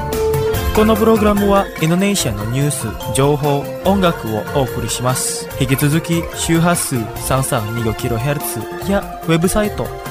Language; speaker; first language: Japanese; non-native, fluent; Indonesian